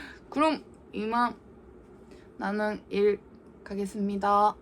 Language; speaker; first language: Korean; non-native, learner; Japanese